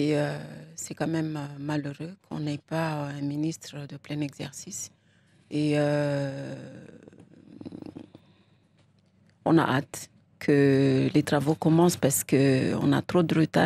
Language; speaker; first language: French; non-native, local second language; Comorian